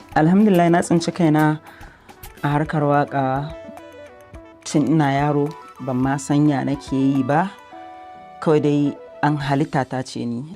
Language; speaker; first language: Hausa; native; Hausa